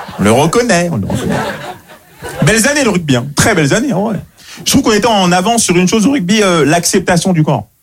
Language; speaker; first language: French; native; French